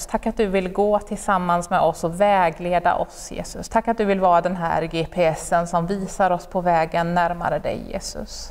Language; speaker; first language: Swedish; native; Swedish